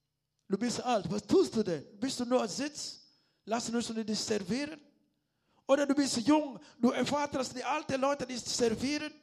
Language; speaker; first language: German; non-native, learner; Lingala